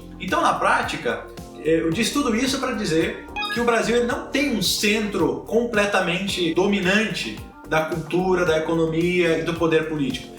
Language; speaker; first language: Portuguese; native; Portuguese